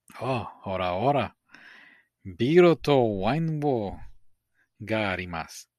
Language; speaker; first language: Japanese; non-native, learner; English